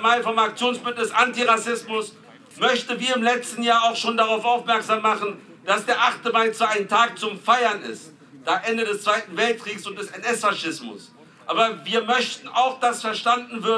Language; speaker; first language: German; native; German